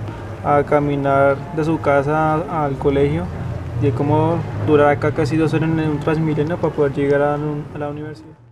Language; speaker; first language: Spanish; native; Spanish